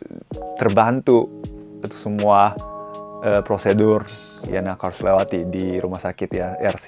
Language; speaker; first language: Indonesian; non-native, fluent; Japanese